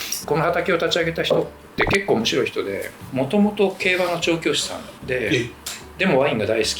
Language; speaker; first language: Japanese; native; Japanese